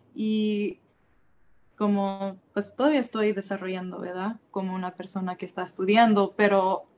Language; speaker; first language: Spanish; early bilingual, heritage; Spanish